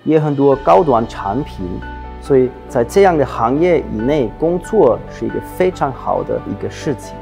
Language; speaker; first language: Chinese; non-native, fluent; German